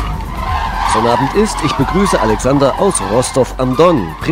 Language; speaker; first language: German; native; German